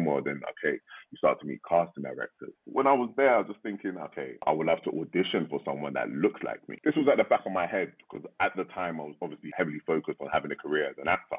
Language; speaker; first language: English; native; English